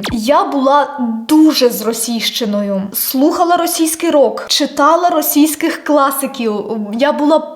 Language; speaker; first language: Ukrainian; non-native, local second language; Russian